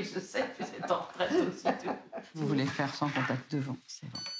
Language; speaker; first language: French; native; French